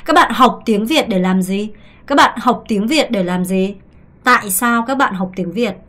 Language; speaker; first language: Vietnamese; non-native, fluent; Korean